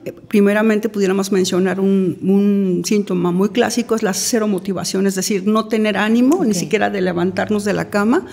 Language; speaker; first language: Spanish; native; Spanish